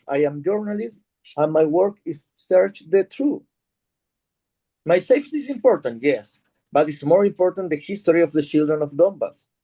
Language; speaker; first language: English; non-native, learner; Spanish